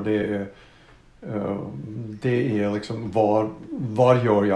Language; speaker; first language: Swedish; non-native, fluent; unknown